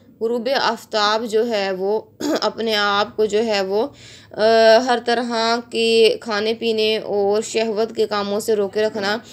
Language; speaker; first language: Urdu; native; Urdu